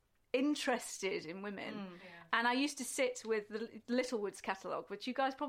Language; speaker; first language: English; native; English